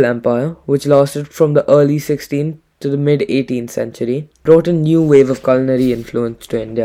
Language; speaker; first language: English; non-native, local second language; Hindi